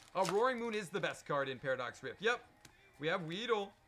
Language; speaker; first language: English; native; English